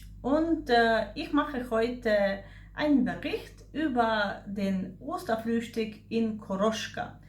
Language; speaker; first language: German; non-native, fluent; Slovenian